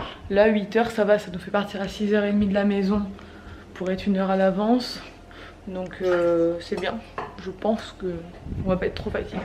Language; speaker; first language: French; native; French